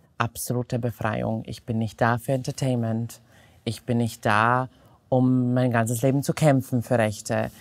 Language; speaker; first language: German; non-native, fluent; Serbian